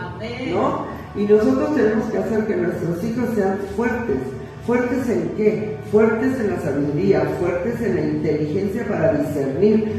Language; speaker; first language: Spanish; native; Spanish